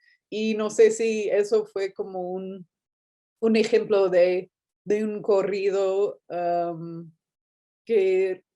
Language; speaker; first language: Spanish; non-native, fluent; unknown